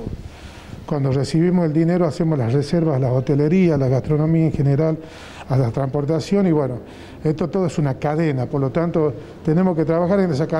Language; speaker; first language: Spanish; native; Spanish